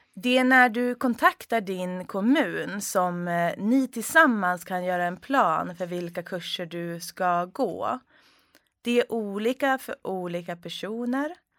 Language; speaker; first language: Swedish; native; Swedish